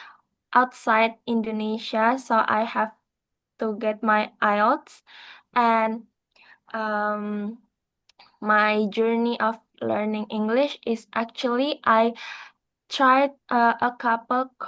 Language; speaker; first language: English; non-native, learner; Indonesian